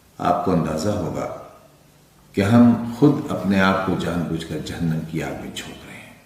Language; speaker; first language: Urdu; native; Urdu